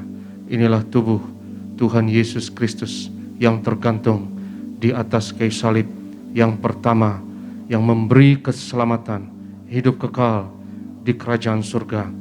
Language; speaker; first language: Indonesian; native; Indonesian